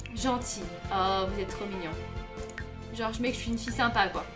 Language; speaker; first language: French; native; French